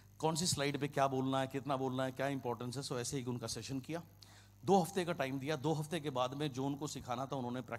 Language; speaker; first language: Hindi; non-native, local second language; Kannada